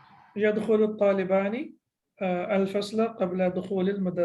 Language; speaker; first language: Arabic; non-native, fluent; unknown